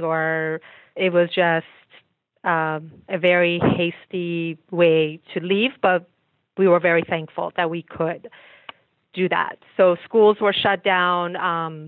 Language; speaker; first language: English; early bilingual, other home language; Persian